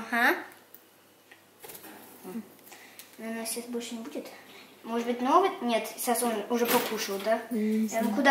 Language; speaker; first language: Russian; early bilingual, heritage; Russian